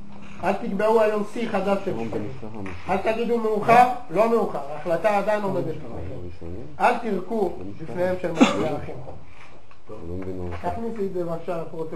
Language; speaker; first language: Hebrew; native; Hebrew